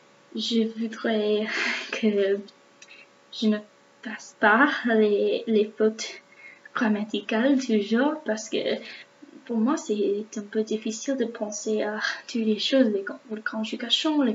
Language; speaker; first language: French; non-native, learner; English